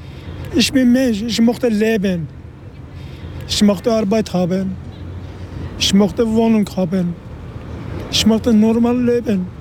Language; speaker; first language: German; non-native, learner; Persian